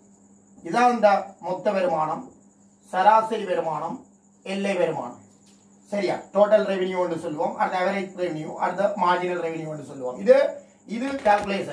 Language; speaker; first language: Tamil; native; Tamil